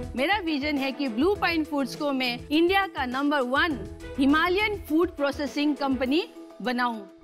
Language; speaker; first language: Hindi; non-native, local second language; Nepali